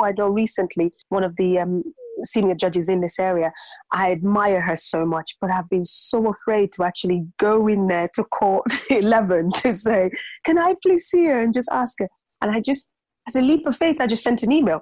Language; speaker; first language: English; non-native, local second language; Yoruba